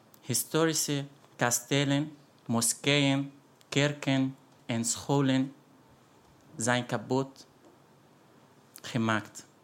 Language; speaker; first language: Dutch; non-native, fluent; Arabic